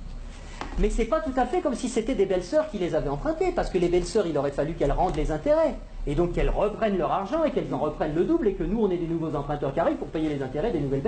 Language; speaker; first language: French; native; French